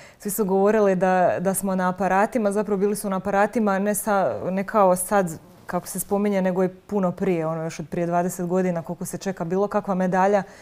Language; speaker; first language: Croatian; native; Croatian